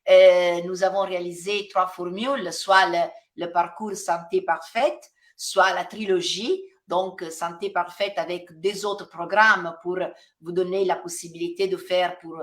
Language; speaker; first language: French; non-native, fluent; Italian